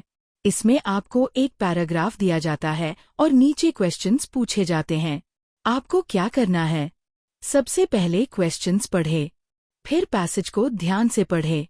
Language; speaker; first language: Hindi; native; Hindi